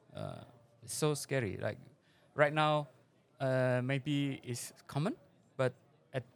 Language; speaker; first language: English; non-native, fluent; Indonesian